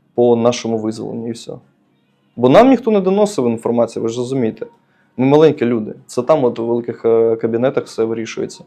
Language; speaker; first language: Ukrainian; native; Ukrainian